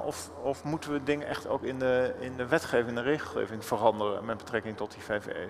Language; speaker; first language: Dutch; native; Dutch